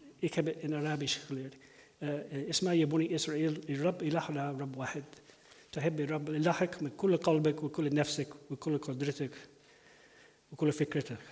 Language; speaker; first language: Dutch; non-native, fluent; English